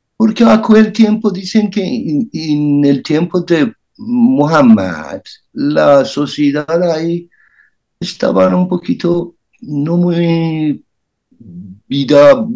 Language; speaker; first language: Spanish; non-native, learner; Persian